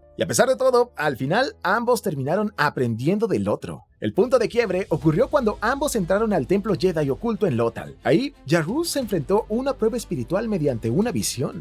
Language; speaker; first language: Spanish; native; Spanish